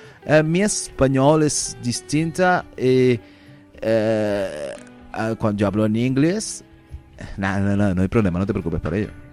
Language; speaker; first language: Spanish; non-native, learner; English